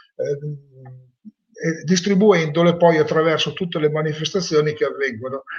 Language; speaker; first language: Italian; native; Italian